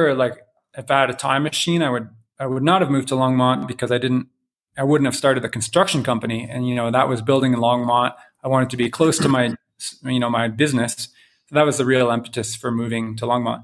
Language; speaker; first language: English; native; English